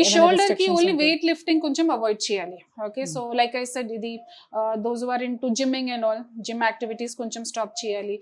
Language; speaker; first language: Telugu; non-native, fluent; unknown